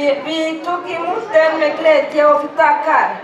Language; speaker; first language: Swedish; non-native, learner; Swahili